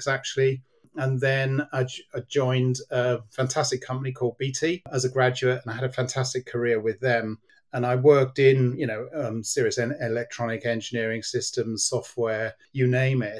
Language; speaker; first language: English; native; English